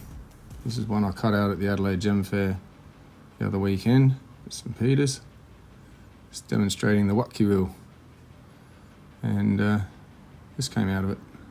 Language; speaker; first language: English; native; English